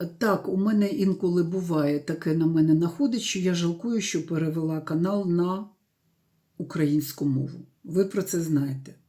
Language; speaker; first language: Ukrainian; non-native, local second language; Russian